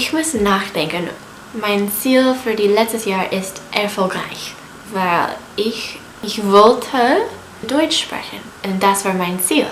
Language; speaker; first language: German; non-native, learner; English